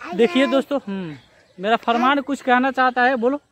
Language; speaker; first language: Hindi; non-native, local second language; Bhojpuri